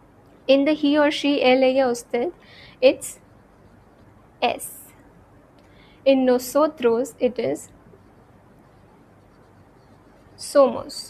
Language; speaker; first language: Spanish; non-native, fluent; Hindi